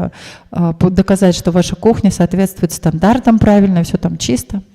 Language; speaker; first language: Russian; native; Russian